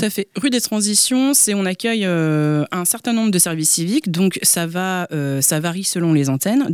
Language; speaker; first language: French; native; French